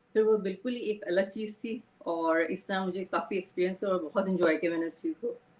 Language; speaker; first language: Urdu; native; Urdu